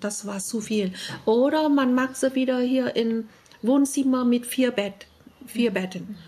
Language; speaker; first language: German; non-native, learner; Vietnamese